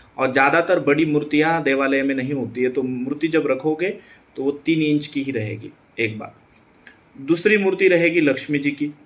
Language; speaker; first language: Hindi; non-native, local second language; Marathi